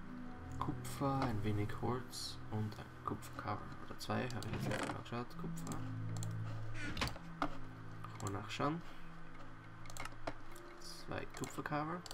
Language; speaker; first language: German; native; German